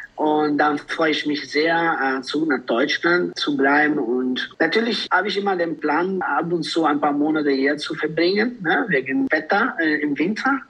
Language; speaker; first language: German; non-native, fluent; Italian